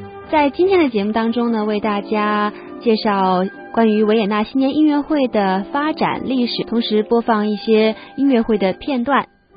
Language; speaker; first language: Chinese; native; Chinese